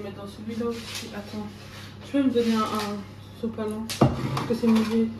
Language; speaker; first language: French; native; French